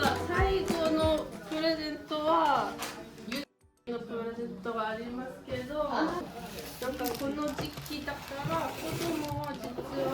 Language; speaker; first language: Japanese; non-native, learner; Korean